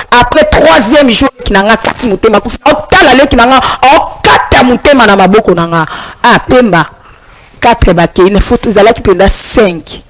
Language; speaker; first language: Lingala; non-native, local second language; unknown